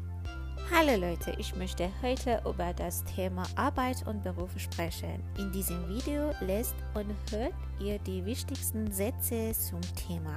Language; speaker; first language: German; non-native, fluent; Persian